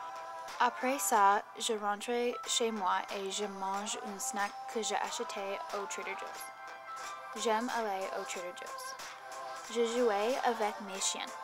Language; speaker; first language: French; non-native, learner; English